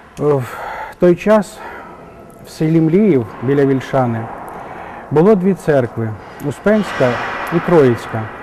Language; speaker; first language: Ukrainian; native; Ukrainian